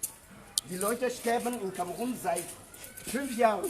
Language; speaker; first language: German; non-native, learner; French